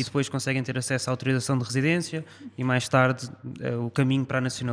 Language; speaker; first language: Portuguese; native; Portuguese